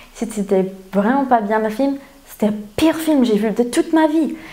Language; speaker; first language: French; non-native, fluent; English